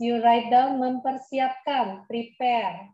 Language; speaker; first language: English; non-native, fluent; Indonesian